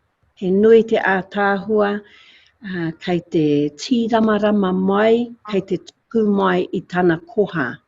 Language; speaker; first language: Māori; non-native, local second language; English